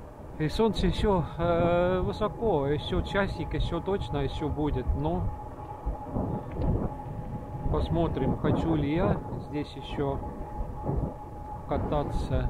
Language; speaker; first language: Russian; non-native, local second language; Estonian